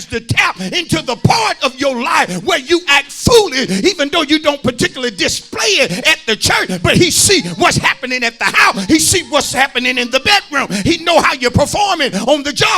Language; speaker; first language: English; native; English